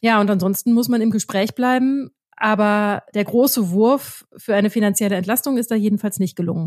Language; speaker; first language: German; native; German